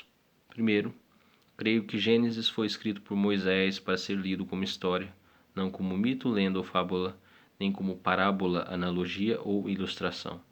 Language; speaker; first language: Portuguese; native; Portuguese